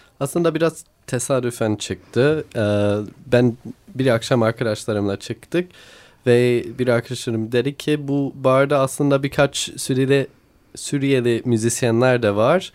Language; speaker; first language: Turkish; non-native, learner; English